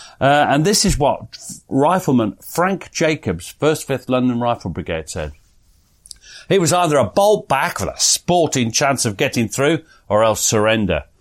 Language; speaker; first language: English; native; English